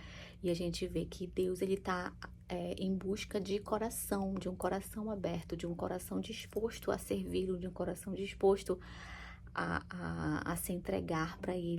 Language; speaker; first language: Portuguese; native; Portuguese